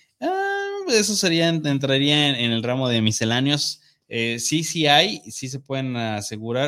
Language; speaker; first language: Spanish; native; Spanish